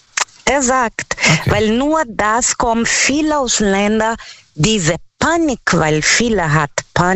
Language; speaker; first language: German; non-native, learner; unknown